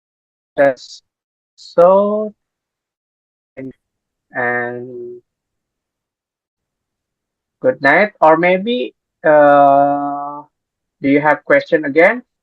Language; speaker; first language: English; non-native, learner; Indonesian